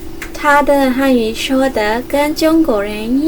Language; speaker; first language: Chinese; non-native, fluent; Burmese